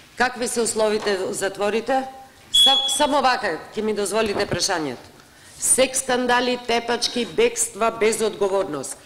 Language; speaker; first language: Macedonian; native; Macedonian